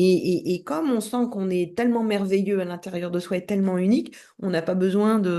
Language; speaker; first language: French; native; French